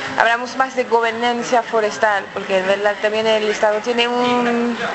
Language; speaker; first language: Spanish; non-native, fluent; French